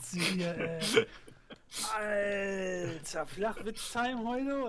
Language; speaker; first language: German; native; German